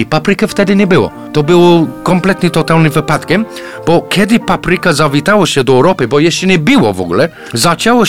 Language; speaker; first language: Polish; non-native, fluent; English